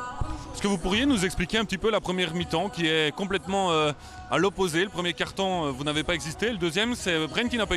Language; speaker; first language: French; native; French